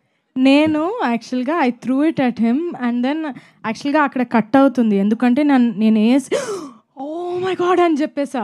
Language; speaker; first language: Telugu; non-native, fluent; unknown